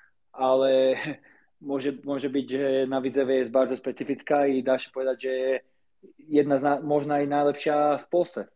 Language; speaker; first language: Polish; non-native, learner; Slovak